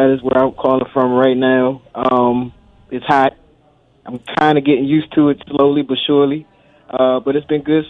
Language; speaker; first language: English; native; English